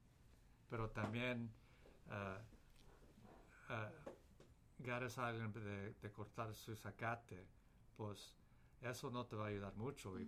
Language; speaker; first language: Spanish; early bilingual, heritage; Spanish